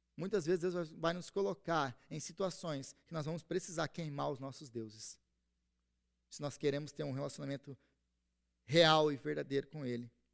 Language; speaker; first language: Portuguese; native; Portuguese